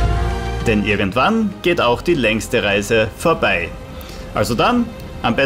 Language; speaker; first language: German; native; German